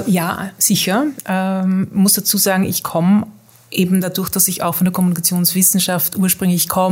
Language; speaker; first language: German; early bilingual, heritage; German